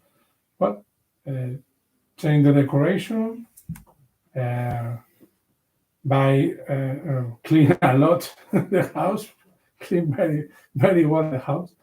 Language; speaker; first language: English; non-native, learner; Spanish